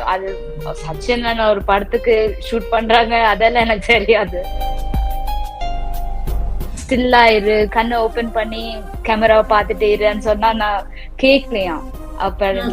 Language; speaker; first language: Tamil; non-native, local second language; Telugu